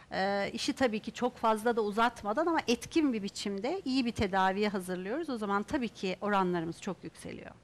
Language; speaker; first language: Turkish; native; Turkish